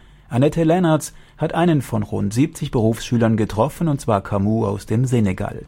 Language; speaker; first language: German; native; German